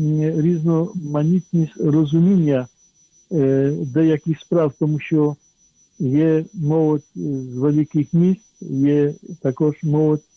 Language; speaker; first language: Ukrainian; non-native, fluent; Polish